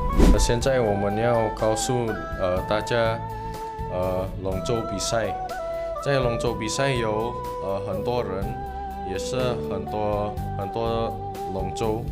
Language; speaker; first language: Chinese; non-native, learner; Indonesian